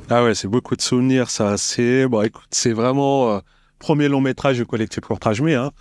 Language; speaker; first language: French; native; French